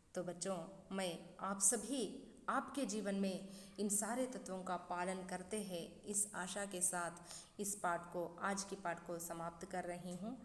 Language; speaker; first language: Hindi; non-native, local second language; Kannada